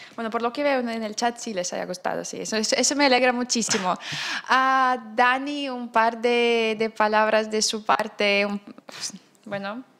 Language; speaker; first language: Spanish; non-native, fluent; Russian